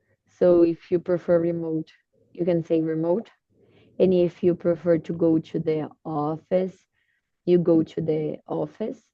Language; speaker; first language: English; non-native, learner; Portuguese